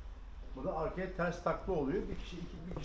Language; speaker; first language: Turkish; native; Turkish